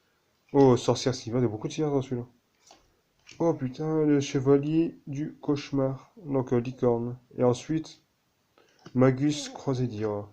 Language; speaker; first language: French; native; French